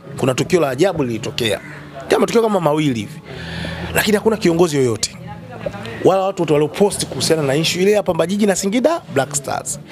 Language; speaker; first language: Swahili; native; Swahili